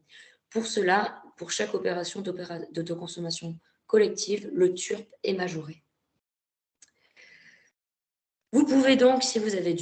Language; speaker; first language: French; native; French